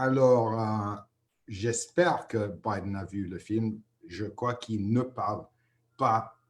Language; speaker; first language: French; non-native, fluent; English